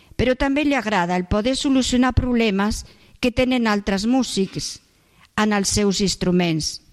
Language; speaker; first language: Catalan; non-native, local second language; Spanish